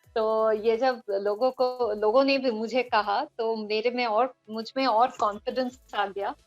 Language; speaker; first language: Hindi; non-native, local second language; Bangla